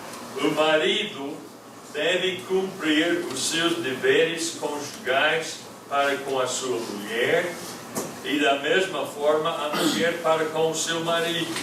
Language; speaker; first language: Portuguese; non-native, fluent; English